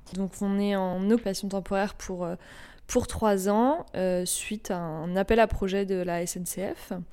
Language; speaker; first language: French; native; French